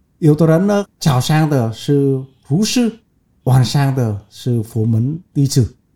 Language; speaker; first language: Chinese; non-native, fluent; Vietnamese